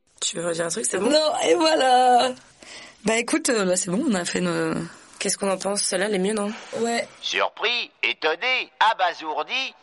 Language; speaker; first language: French; native; French